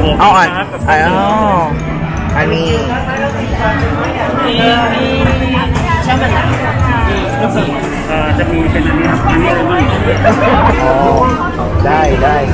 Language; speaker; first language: Thai; non-native, learner; Filipino